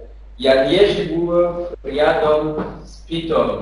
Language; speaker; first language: Russian; non-native, learner; German